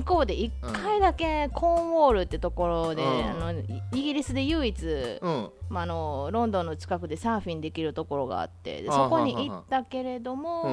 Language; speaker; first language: Japanese; native; Japanese